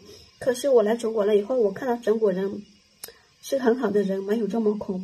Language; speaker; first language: Chinese; non-native, fluent; Lao